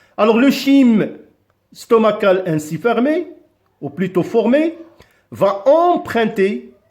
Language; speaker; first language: French; non-native, local second language; Arabic